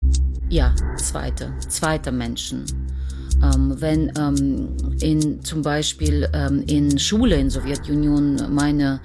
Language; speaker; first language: German; non-native, learner; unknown